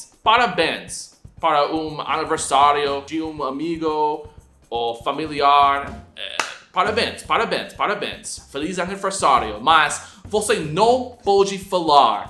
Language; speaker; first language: Portuguese; non-native, fluent; English